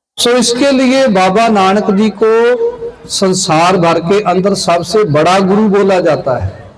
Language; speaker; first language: Urdu; non-native, local second language; Punjabi